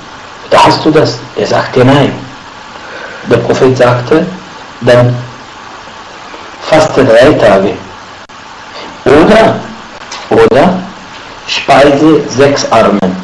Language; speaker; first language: German; non-native, fluent; Arabic